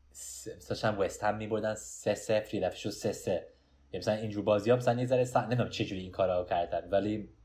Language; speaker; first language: Persian; early bilingual, heritage; Persian